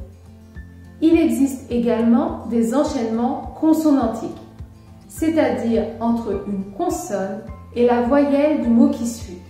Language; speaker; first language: French; native; French